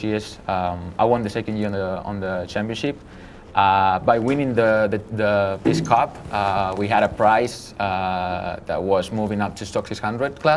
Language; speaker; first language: English; non-native, fluent; Spanish